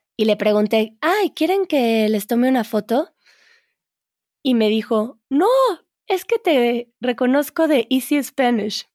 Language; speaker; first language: Spanish; native; Spanish